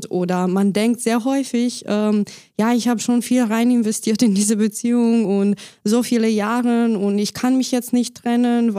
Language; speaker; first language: German; non-native, fluent; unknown